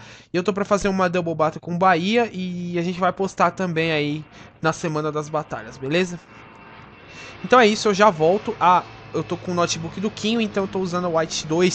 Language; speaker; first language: Portuguese; native; Portuguese